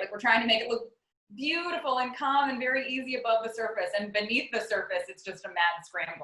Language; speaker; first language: English; native; English